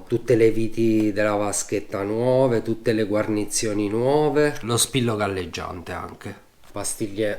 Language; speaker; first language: Italian; native; Italian